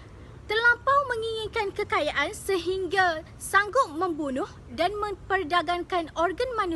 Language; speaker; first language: Malay; native; Malay